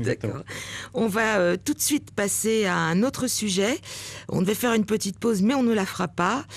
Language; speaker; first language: French; native; French